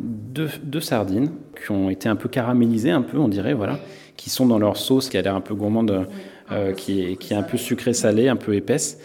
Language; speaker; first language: French; native; French